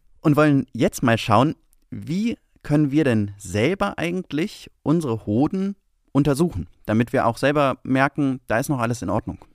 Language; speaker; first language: German; native; German